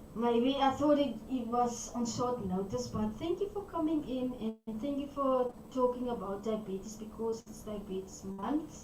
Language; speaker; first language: English; non-native, local second language; Afrikaans